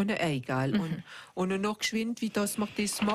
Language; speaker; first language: German; native; German